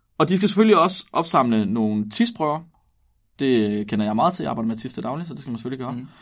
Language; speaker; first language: Danish; native; Danish